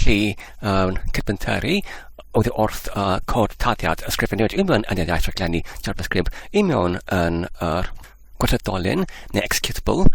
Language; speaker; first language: Welsh; non-native, fluent; English